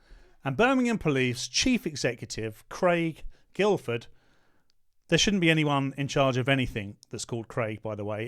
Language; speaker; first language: English; native; English